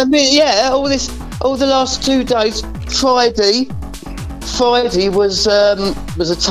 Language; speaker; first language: English; native; English